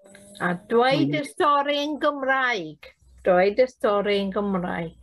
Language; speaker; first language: Welsh; native; Welsh